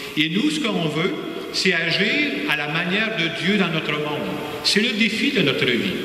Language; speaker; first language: French; native; French